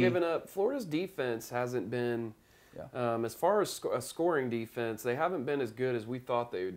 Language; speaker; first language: English; native; English